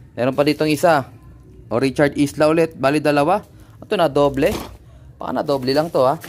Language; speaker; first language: Filipino; native; Filipino